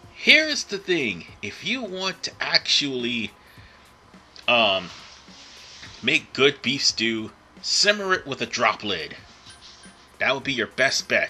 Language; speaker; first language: English; native; English